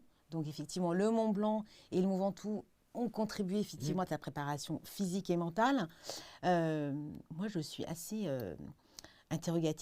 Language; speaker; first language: French; native; French